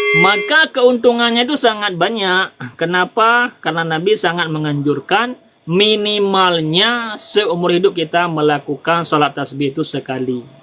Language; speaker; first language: Malay; non-native, local second language; Achinese